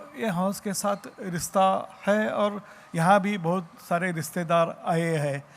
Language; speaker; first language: Hindi; non-native, local second language; Marathi